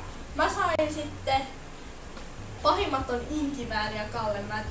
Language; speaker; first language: Finnish; native; Finnish